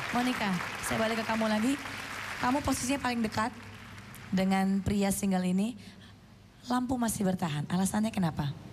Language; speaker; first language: Indonesian; native; Indonesian